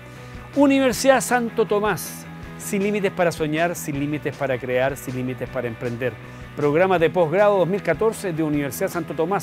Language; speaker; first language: Spanish; native; Spanish